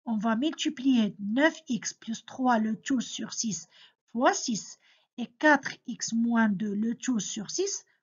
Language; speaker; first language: French; non-native, local second language; Arabic